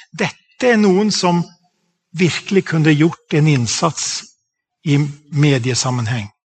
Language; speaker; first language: Norwegian; native; Norwegian